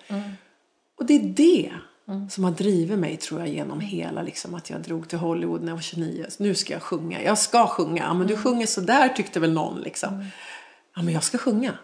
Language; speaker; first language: Swedish; native; Swedish